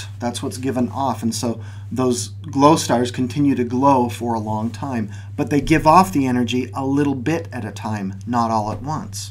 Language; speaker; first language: English; native; English